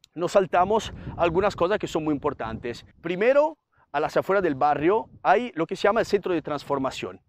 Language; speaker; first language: Spanish; non-native, fluent; Italian